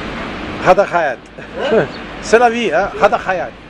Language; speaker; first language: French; non-native, learner; Serbian